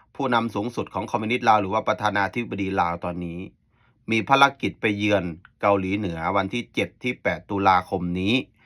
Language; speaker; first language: Thai; native; Thai